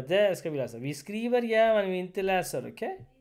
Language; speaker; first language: Swedish; non-native, fluent; Urdu